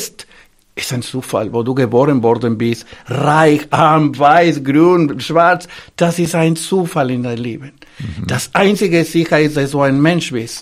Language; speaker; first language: German; non-native, fluent; Spanish